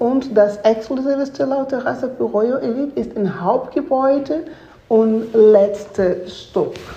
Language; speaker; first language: German; non-native, fluent; Spanish